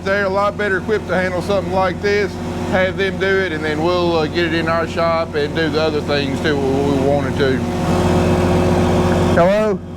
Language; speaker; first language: English; native; English